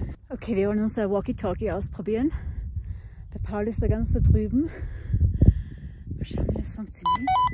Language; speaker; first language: German; native; German